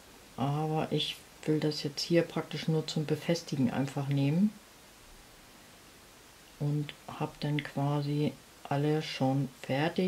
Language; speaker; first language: German; native; German